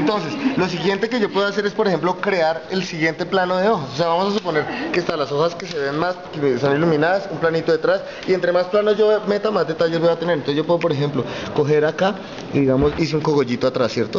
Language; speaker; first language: Spanish; native; Spanish